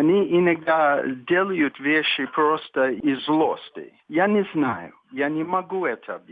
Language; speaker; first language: Russian; non-native, fluent; English